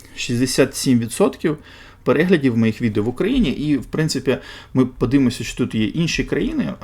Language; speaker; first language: Ukrainian; non-native, local second language; Russian